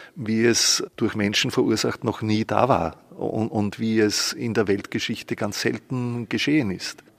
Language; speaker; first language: German; native; German